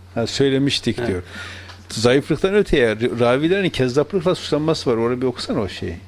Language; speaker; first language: Turkish; native; Turkish